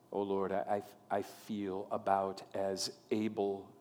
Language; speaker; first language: English; native; English